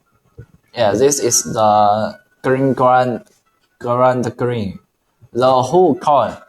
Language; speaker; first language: English; non-native, learner; Chinese